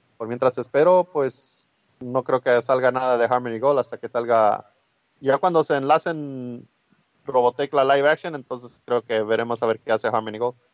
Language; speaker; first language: Spanish; early bilingual, heritage; Spanish